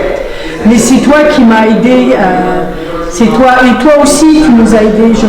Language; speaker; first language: French; native; French